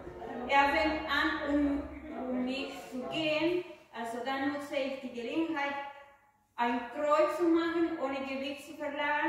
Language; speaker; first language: German; non-native, fluent; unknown